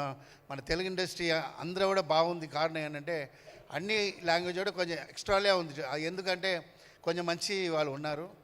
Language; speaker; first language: Telugu; non-native, learner; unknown